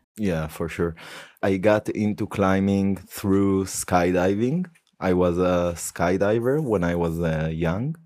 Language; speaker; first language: English; non-native, fluent; Hebrew